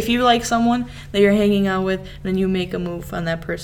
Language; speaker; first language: English; early bilingual, other home language; Serbian